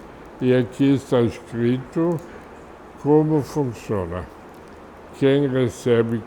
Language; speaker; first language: Portuguese; non-native, fluent; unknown